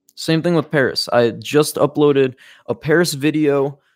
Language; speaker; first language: English; native; English